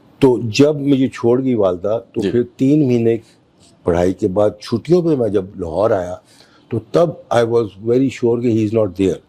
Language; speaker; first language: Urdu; non-native, local second language; Punjabi